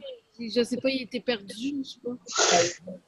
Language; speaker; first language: French; native; French